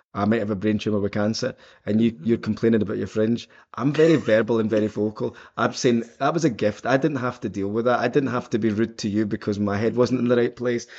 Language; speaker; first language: English; native; English